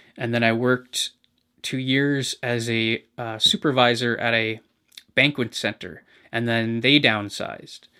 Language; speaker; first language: English; native; English